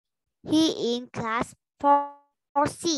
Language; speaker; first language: English; non-native, learner; Vietnamese